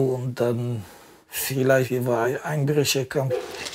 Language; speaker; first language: German; non-native, fluent; Polish